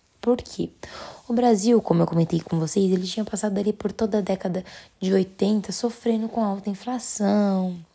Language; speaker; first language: Portuguese; native; Portuguese